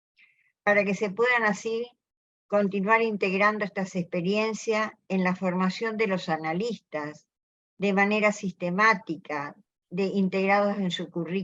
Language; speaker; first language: Spanish; native; Spanish